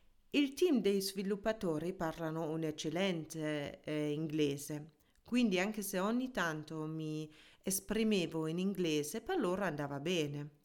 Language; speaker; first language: Italian; non-native, fluent; German